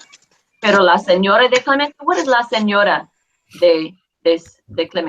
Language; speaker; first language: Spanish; non-native, fluent; English